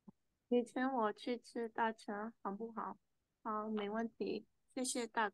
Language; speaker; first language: Chinese; non-native, learner; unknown